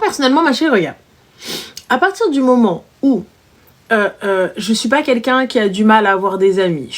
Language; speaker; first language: French; early bilingual, other home language; Arabic